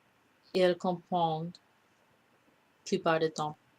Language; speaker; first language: French; non-native, learner; English